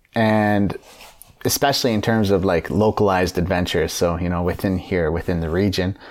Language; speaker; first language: English; native; English